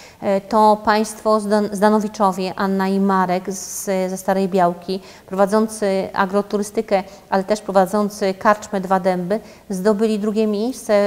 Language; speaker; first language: Polish; native; Polish